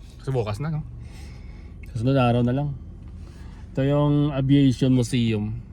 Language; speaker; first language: Filipino; non-native, local second language; Hiligaynon